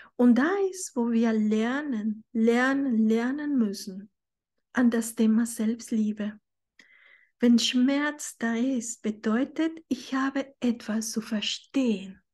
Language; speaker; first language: German; non-native, fluent; Spanish